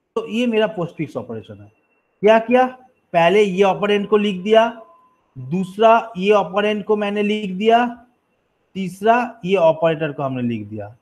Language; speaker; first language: Hindi; non-native, local second language; Bangla